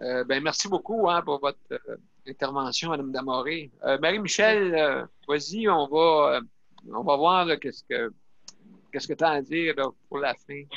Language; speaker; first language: French; native; French